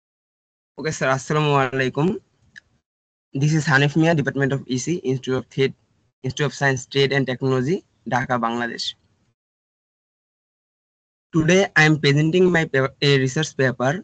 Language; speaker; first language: English; non-native, local second language; Bangla